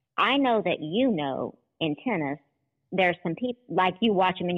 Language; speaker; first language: English; native; English